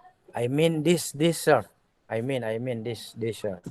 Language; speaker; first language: English; non-native, learner; Indonesian